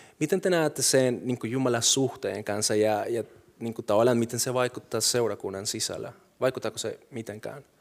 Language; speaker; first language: Finnish; non-native, fluent; Spanish